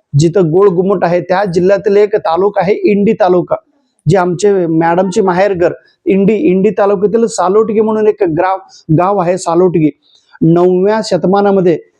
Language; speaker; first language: Marathi; non-native, local second language; Kannada